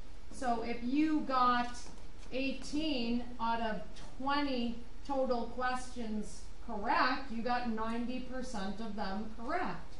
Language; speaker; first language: English; native; English